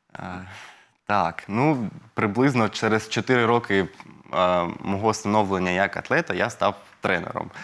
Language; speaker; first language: Ukrainian; non-native, local second language; Russian